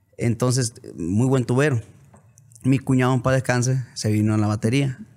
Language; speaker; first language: Spanish; native; Spanish